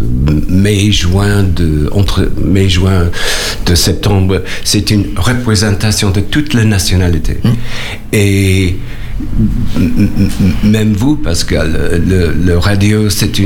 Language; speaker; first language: French; non-native, learner; English